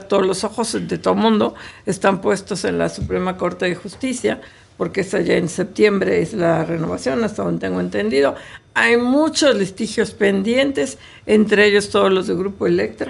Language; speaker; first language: Spanish; native; Spanish